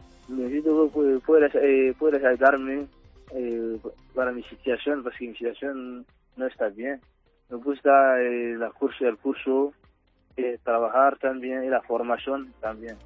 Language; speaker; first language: Spanish; non-native, learner; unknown